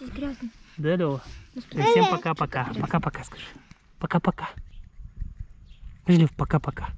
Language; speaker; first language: Russian; native; Russian